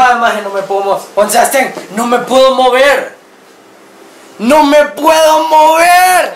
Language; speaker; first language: Spanish; native; Spanish